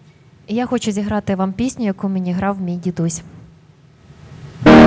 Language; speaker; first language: Ukrainian; native; Ukrainian